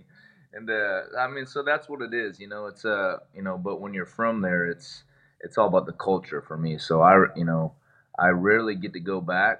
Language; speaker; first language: English; native; English